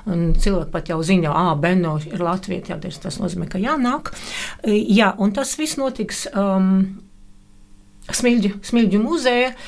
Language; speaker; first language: Latvian; non-native, local second language; Russian